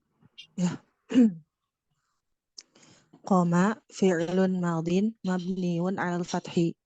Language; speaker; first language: Arabic; non-native, learner; Indonesian